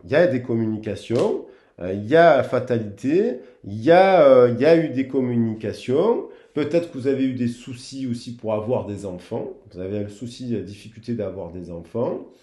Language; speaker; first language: French; native; French